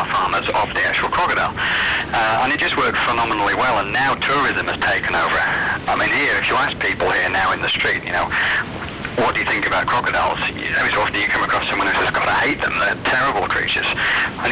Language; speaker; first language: English; native; English